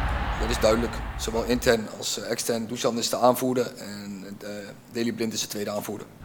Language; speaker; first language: Dutch; native; Dutch